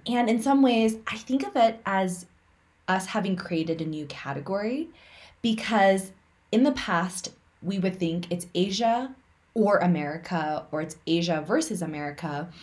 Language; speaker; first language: English; early bilingual, other home language; Min Nan Chinese